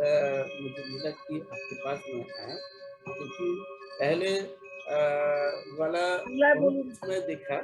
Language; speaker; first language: Hindi; non-native, local second language; Bangla